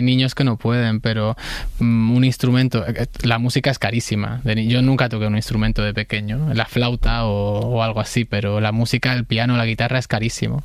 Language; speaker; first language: Spanish; native; Spanish